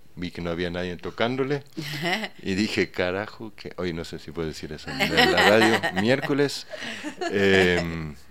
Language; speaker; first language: Spanish; non-native, fluent; Danish